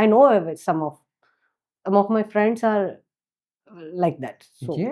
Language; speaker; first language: English; non-native, local second language; Malayalam